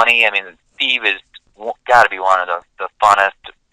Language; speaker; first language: English; native; English